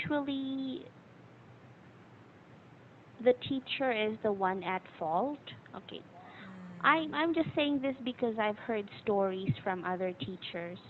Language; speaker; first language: English; non-native, fluent; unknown